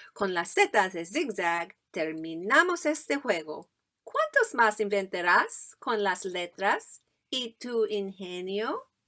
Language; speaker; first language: Spanish; non-native, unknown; English